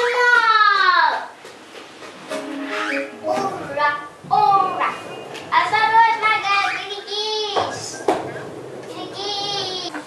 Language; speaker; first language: Russian; early bilingual, heritage; Russian